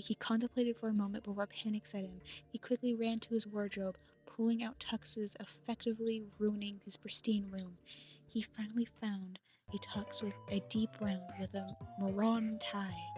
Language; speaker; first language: English; native; English